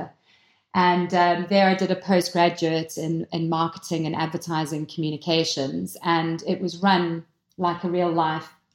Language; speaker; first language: English; native; English